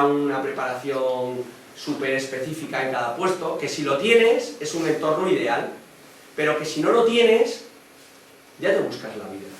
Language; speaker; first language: Spanish; native; Spanish